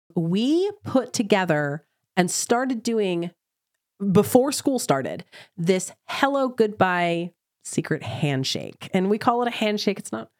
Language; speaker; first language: English; native; English